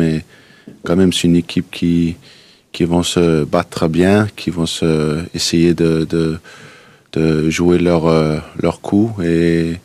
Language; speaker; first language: French; non-native, fluent; Danish